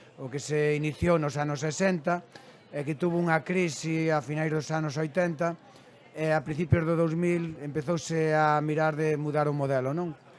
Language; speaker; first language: Galician; native; Galician